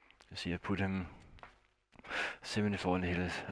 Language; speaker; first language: English; non-native, fluent; Danish